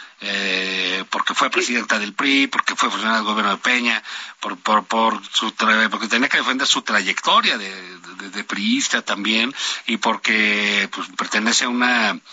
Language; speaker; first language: Spanish; native; Spanish